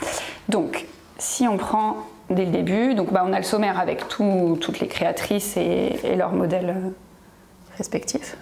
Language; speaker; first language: French; native; French